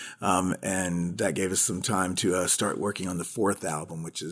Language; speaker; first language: English; native; English